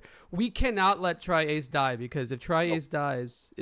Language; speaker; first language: English; native; English